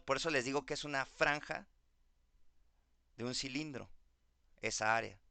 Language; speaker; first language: Spanish; native; Spanish